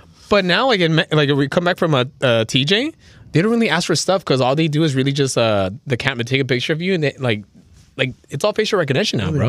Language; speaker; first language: English; early bilingual, other home language; Spanish